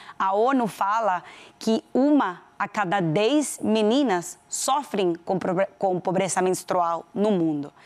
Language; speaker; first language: Portuguese; non-native, fluent; Spanish